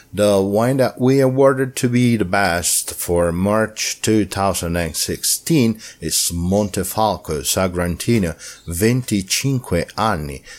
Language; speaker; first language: English; non-native, fluent; Italian